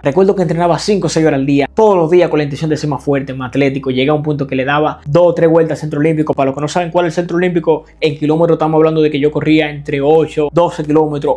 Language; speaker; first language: Spanish; native; Spanish